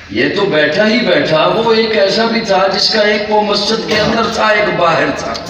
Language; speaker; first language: Urdu; non-native, local second language; Punjabi